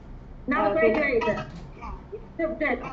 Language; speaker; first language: English; non-native, learner; Chinese